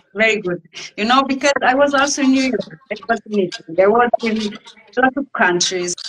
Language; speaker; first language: English; non-native, learner; Romanian